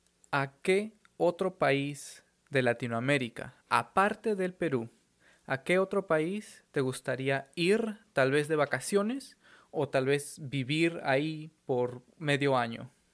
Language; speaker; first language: Spanish; native; Spanish